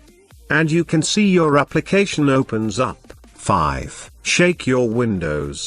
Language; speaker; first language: English; non-native, fluent; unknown